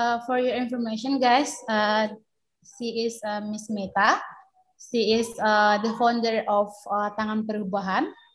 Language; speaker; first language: English; non-native, learner; Indonesian